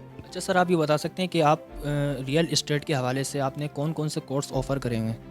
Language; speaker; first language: Hindi; native; Hindi